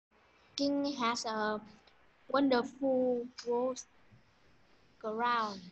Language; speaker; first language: English; non-native, learner; Vietnamese